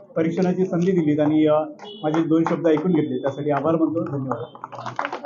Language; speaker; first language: Marathi; native; Marathi